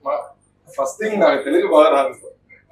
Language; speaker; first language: Telugu; non-native, learner; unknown